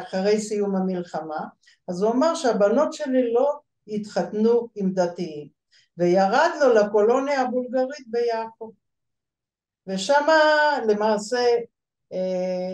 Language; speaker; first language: Hebrew; early bilingual, other home language; Bulgarian